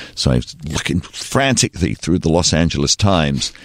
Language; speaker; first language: English; native; English